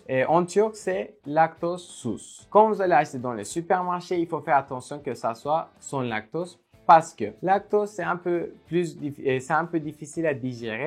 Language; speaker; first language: French; non-native, fluent; Turkish